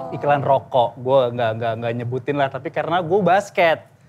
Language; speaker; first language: Indonesian; native; Indonesian